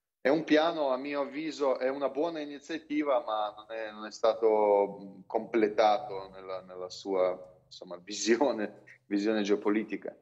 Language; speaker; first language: Italian; non-native, fluent; Russian